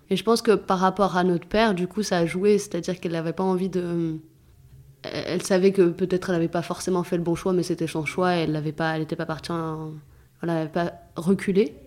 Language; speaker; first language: French; early bilingual, other home language; Arabic